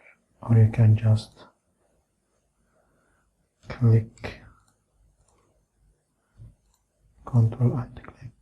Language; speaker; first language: English; non-native, fluent; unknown